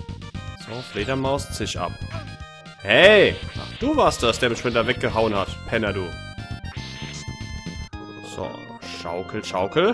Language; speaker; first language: German; native; German